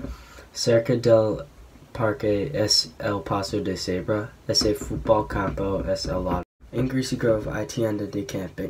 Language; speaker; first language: Spanish; non-native, learner; English